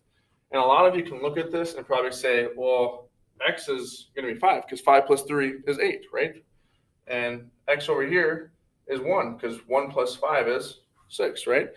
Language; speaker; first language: English; native; English